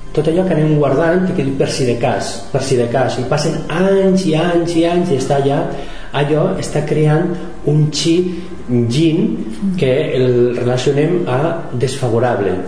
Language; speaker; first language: Catalan; non-native, local second language; Spanish